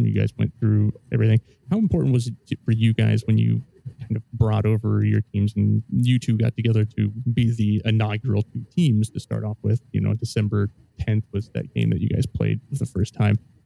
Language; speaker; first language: English; native; English